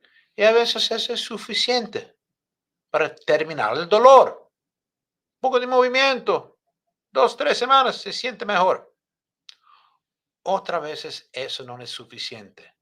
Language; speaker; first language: Spanish; non-native, fluent; Italian